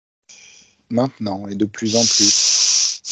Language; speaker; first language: French; native; French